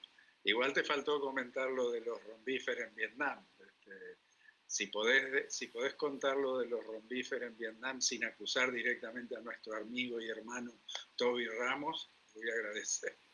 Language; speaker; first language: Spanish; native; Spanish